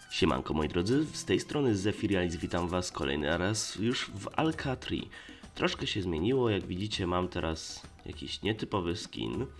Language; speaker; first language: Polish; native; Polish